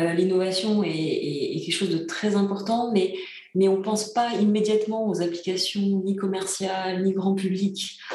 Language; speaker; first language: French; early bilingual, other home language; Bulgarian